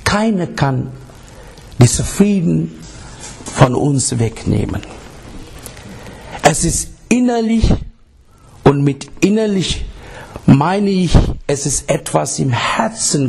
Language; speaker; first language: German; non-native, learner; English